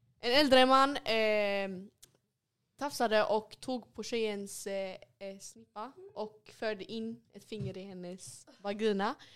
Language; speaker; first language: Swedish; early bilingual, other home language; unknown